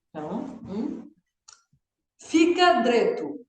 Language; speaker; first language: Portuguese; non-native, local second language; Kabuverdianu